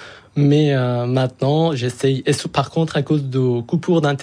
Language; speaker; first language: French; non-native, fluent; Persian